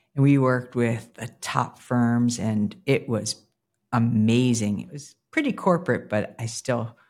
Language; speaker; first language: English; native; English